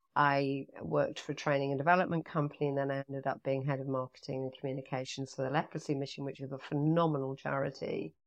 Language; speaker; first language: English; native; English